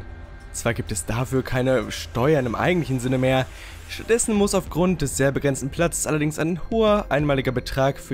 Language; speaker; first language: German; native; German